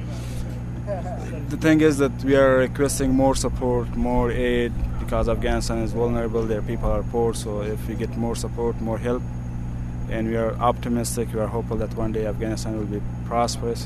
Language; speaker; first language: English; non-native, fluent; Persian